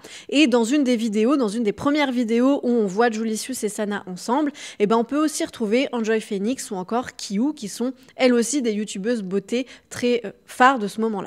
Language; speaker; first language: French; native; French